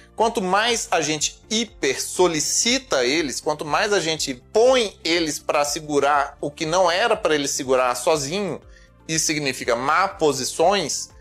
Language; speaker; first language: Portuguese; native; Portuguese